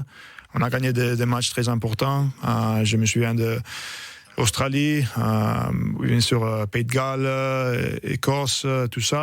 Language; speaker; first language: French; non-native, fluent; Italian